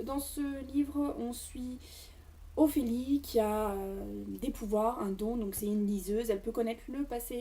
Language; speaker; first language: French; native; French